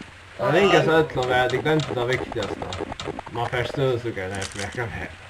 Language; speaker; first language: Swedish; non-native, learner; Faroese